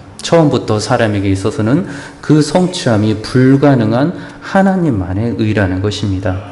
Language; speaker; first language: Korean; native; Korean